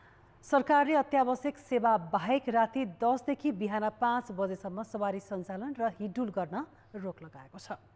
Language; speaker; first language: Nepali; native; Nepali